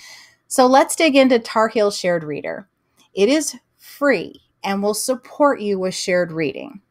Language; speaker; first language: English; native; English